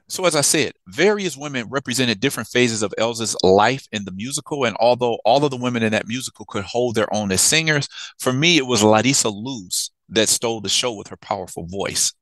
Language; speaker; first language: English; native; English